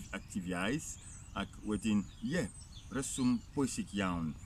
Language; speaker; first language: Welsh; non-native, fluent; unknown